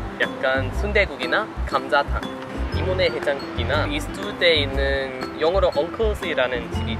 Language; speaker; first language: Korean; non-native, fluent; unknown